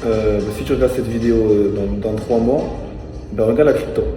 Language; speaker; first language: French; non-native, local second language; Arabic